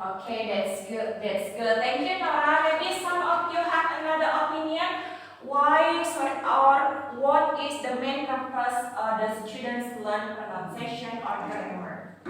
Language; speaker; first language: English; non-native, fluent; Indonesian